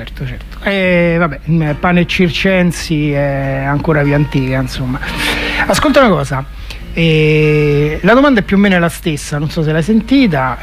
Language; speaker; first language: Italian; native; Italian